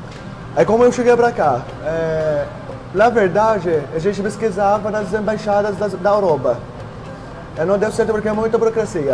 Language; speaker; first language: Portuguese; non-native, fluent; Arabic